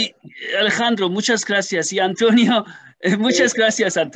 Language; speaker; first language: Spanish; non-native, learner; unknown